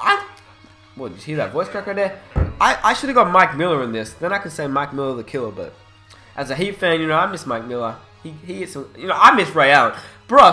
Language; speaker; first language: English; native; English